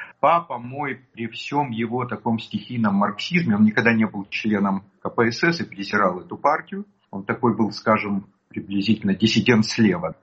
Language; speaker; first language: Russian; native; Russian